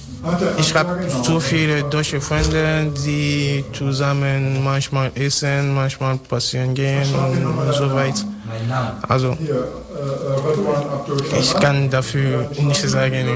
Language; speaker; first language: German; non-native, learner; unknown